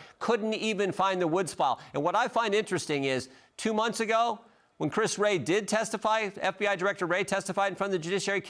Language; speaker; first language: English; native; English